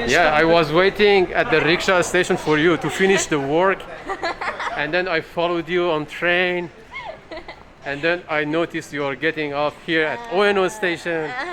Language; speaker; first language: English; non-native, fluent; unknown